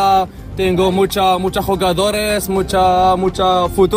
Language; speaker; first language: Spanish; non-native, learner; Arabic